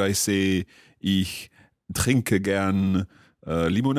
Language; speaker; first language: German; non-native, learner; English